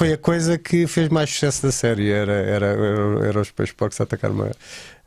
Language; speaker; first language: Portuguese; native; Portuguese